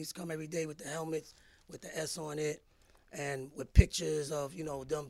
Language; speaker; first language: English; early bilingual, other home language; Spanish